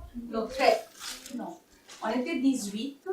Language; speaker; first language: French; non-native, learner; Marathi